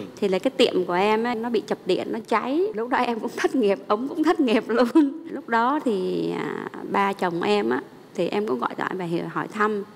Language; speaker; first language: Vietnamese; early bilingual, heritage; Vietnamese